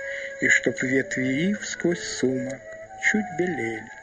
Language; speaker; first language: Russian; native; Russian